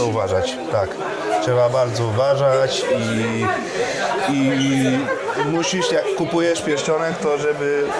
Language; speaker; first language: Polish; early bilingual, heritage; Polish